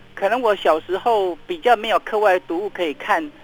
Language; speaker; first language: Chinese; native; Chinese